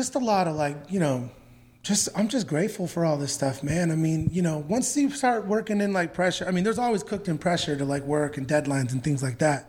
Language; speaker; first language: English; native; English